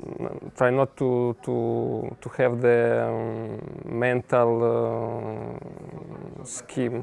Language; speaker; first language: English; non-native, fluent; Italian